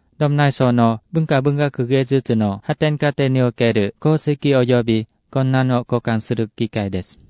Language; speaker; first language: Japanese; non-native, fluent; Vietnamese